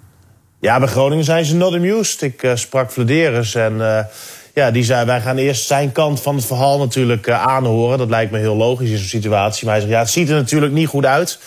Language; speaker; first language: Dutch; native; Dutch